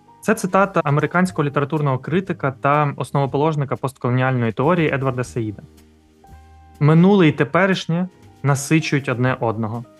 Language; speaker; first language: Ukrainian; native; Ukrainian